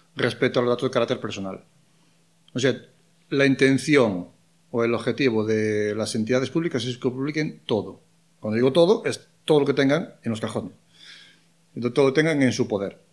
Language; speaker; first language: Spanish; non-native, local second language; Galician